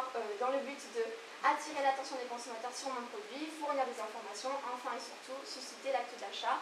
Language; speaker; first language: French; native; French